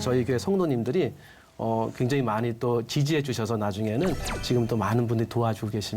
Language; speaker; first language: Korean; native; Korean